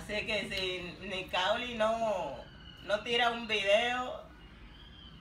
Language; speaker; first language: Spanish; native; Spanish